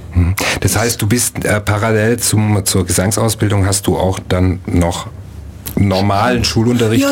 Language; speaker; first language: German; native; German